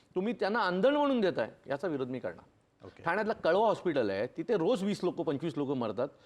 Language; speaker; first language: Marathi; native; Marathi